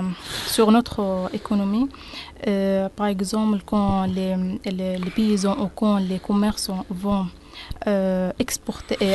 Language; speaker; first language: French; non-native, learner; Arabic